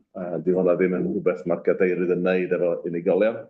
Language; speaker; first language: Welsh; native; Welsh